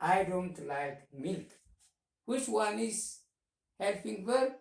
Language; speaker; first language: English; non-native, local second language; Amharic